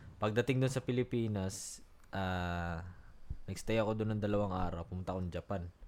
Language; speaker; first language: Filipino; non-native, local second language; Cebuano